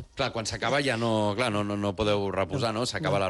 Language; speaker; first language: Catalan; native; Catalan